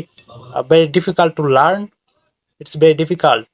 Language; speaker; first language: English; non-native, fluent; Bangla